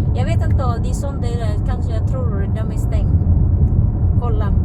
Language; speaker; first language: Swedish; non-native, learner; Filipino